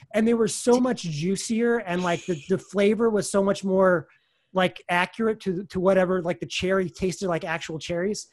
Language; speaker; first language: English; native; English